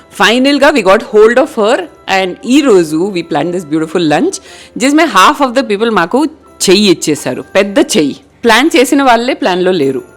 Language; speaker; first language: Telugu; native; Telugu